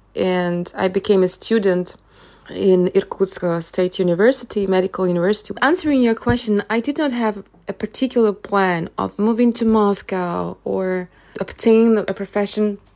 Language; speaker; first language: English; non-native, fluent; Russian